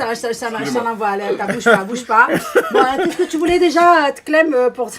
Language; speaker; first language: French; native; French